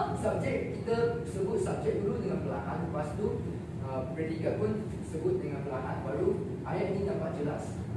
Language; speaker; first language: Malay; non-native, local second language; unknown